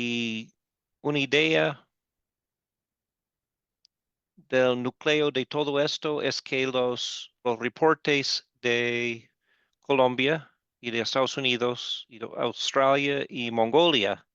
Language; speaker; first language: Spanish; non-native, fluent; English